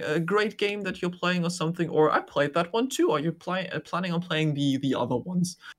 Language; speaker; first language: English; non-native, fluent; German